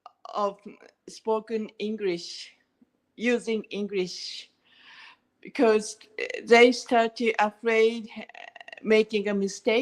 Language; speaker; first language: English; non-native, learner; Japanese